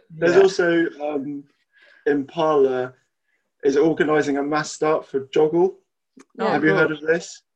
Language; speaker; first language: English; native; English